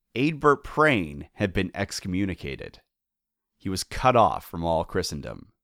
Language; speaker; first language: English; native; English